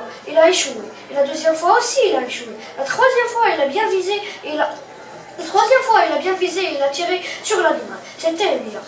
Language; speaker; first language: French; non-native, local second language; Arabic